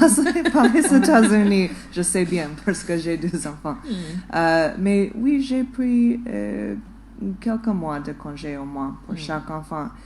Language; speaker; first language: French; non-native, fluent; English